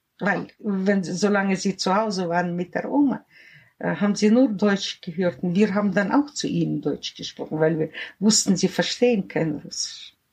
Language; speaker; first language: German; early bilingual, heritage; German